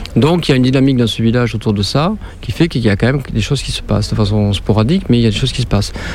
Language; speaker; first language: French; native; French